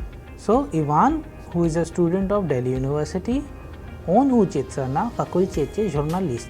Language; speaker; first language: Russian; non-native, fluent; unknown